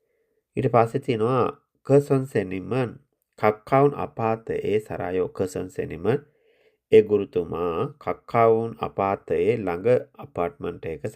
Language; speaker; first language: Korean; non-native, fluent; Sinhala